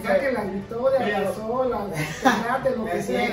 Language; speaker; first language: Spanish; native; Spanish